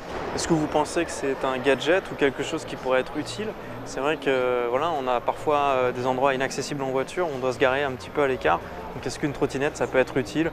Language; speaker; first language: French; native; French